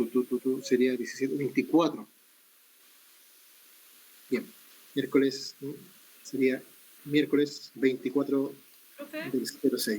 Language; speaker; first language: Spanish; native; Spanish